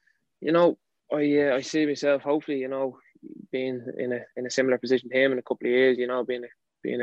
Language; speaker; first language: English; native; English